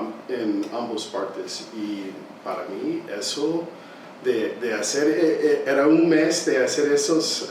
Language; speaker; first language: Spanish; early bilingual, heritage; English